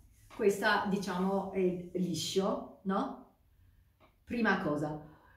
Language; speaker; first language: Italian; non-native, fluent; Japanese